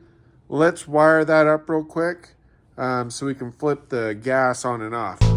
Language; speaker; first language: English; native; English